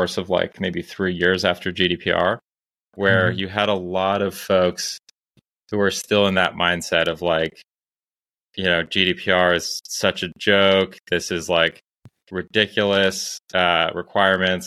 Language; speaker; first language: English; native; English